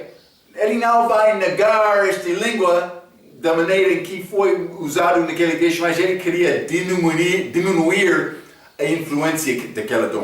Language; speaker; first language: Portuguese; non-native, learner; English